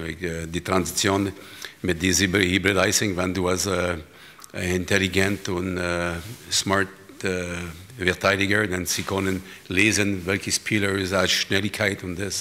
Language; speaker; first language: German; non-native, learner; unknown